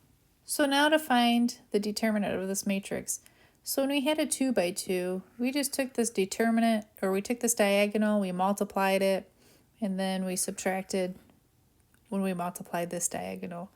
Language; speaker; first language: English; native; English